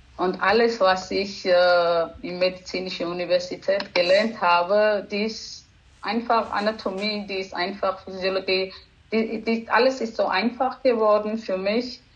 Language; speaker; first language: German; non-native, fluent; Georgian